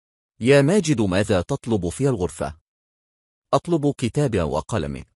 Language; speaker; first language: Arabic; non-native, fluent; Bangla